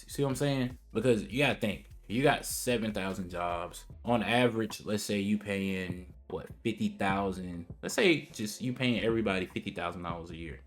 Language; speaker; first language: English; native; English